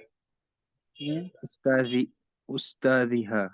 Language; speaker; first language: Arabic; non-native, learner; Hindi